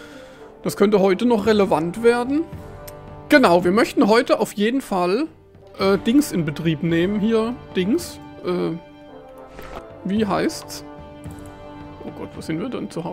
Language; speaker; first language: German; native; German